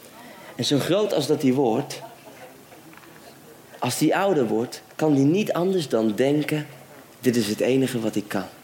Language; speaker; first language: Dutch; native; Dutch